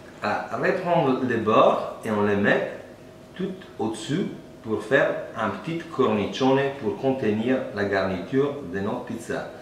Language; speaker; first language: French; non-native, fluent; Italian